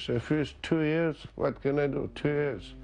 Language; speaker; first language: English; non-native, learner; Romanian